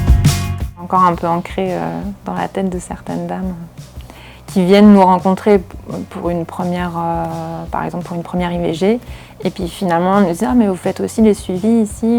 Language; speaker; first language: French; native; French